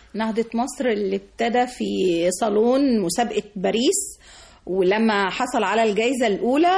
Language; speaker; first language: Arabic; native; Arabic